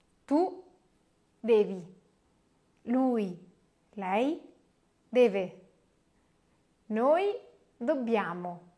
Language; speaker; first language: Italian; non-native, fluent; French